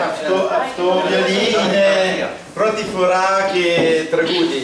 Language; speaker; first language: Greek; non-native, learner; Italian